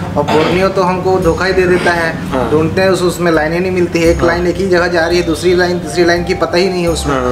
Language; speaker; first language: Hindi; native; Hindi